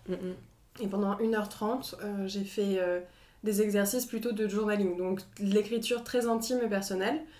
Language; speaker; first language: French; native; French